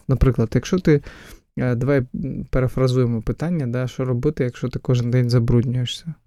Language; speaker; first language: Ukrainian; non-native, local second language; Russian